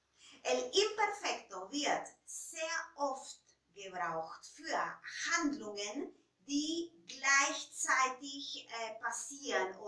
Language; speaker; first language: German; non-native, fluent; Spanish